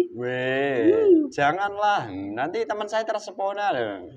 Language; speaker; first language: Indonesian; native; Indonesian